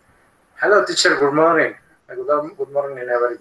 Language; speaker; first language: English; non-native, learner; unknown